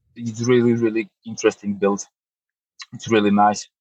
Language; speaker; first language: English; non-native, fluent; Polish